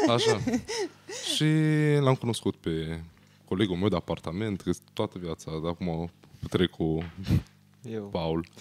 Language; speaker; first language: Romanian; non-native, fluent; Italian